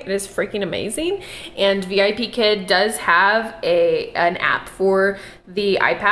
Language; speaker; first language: English; native; English